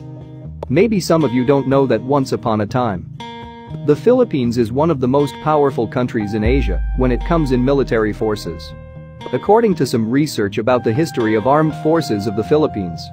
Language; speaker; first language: English; non-native, local second language; Filipino